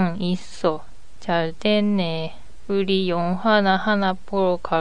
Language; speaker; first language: Korean; non-native, learner; Japanese